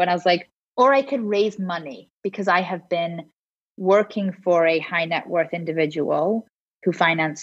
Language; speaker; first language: English; native; English